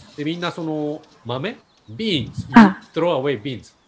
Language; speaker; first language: Japanese; native; Japanese